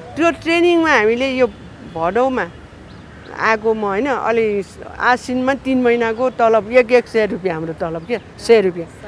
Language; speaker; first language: Nepali; non-native, local second language; Newari